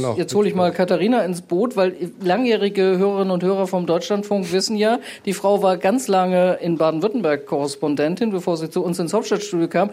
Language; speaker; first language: German; native; German